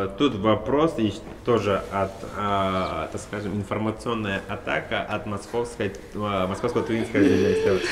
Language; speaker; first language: Russian; non-native, local second language; Tuvinian